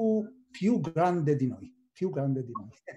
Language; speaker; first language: Italian; non-native, fluent; Hebrew